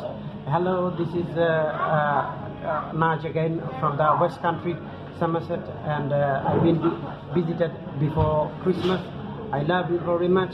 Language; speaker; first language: English; non-native, learner; Bangla